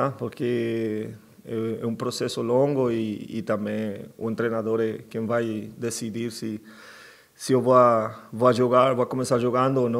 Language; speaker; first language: Portuguese; non-native, fluent; Spanish